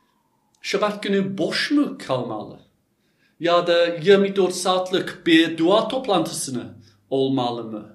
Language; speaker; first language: Turkish; non-native, fluent; English